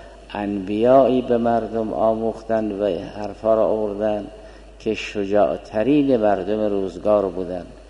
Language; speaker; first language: Persian; native; Persian